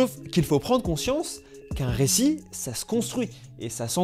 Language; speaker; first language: French; native; French